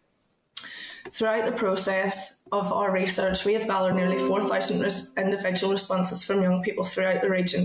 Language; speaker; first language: English; native; English